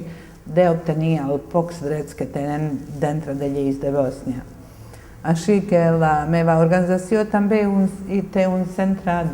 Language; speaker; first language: Catalan; non-native, fluent; Bosnian